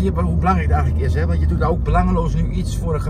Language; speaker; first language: Dutch; native; Dutch